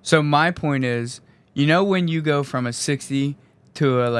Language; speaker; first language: English; native; English